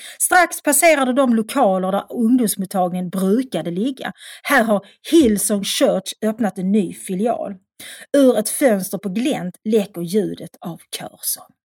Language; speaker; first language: Swedish; native; Swedish